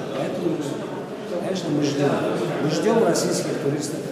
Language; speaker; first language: Russian; non-native, local second language; Tajik